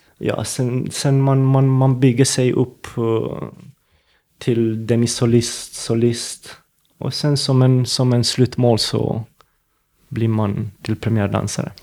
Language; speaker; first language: Swedish; non-native, fluent; Romanian